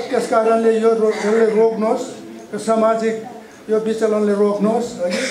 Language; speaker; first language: Nepali; non-native, local second language; Eastern Tamang